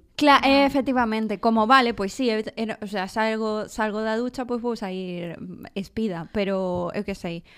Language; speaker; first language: Galician; non-native, fluent; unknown